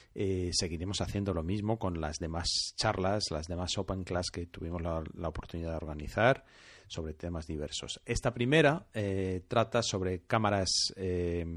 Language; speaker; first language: Spanish; non-native, fluent; French